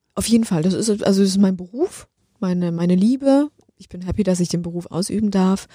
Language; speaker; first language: German; early bilingual, other home language; Polish